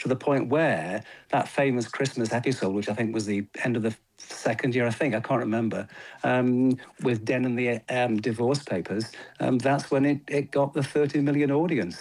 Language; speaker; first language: English; native; English